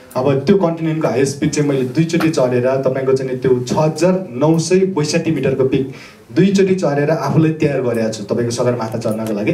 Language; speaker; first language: Nepali; non-native, local second language; Sherpa